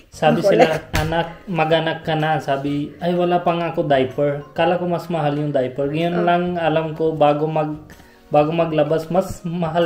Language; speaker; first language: Filipino; non-native, learner; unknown